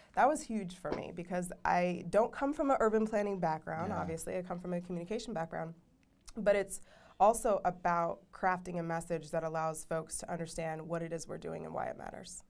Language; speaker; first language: English; native; English